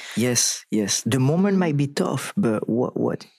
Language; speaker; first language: English; non-native, fluent; French